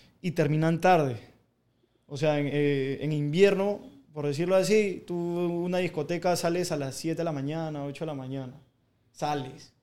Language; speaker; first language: Spanish; native; Spanish